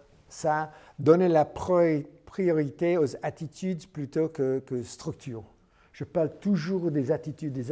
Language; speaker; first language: French; non-native, learner; English